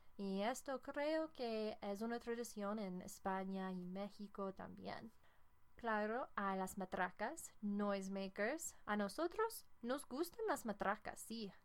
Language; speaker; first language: Spanish; non-native, fluent; English